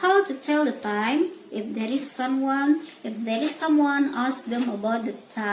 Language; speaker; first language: English; non-native, learner; Indonesian